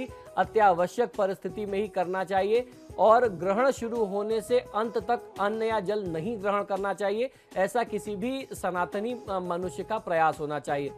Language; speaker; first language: Hindi; native; Hindi